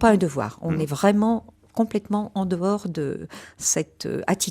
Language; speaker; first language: French; native; French